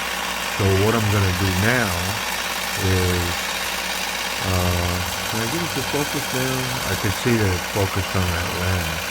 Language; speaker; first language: English; native; English